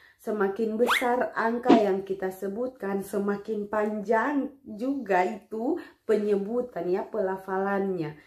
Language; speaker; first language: Indonesian; native; Indonesian